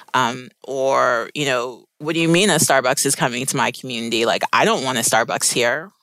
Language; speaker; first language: English; native; English